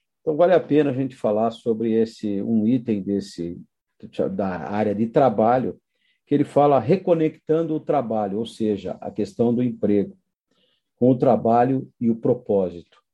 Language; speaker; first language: Portuguese; native; Portuguese